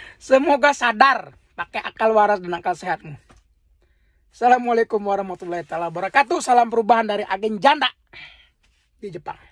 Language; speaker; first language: Indonesian; native; Indonesian